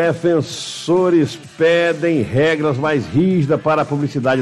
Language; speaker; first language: Portuguese; native; Portuguese